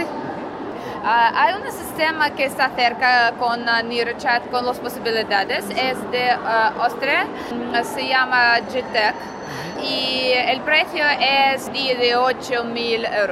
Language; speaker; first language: Spanish; non-native, learner; Russian